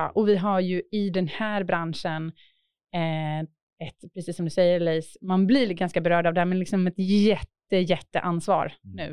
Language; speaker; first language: Swedish; native; Swedish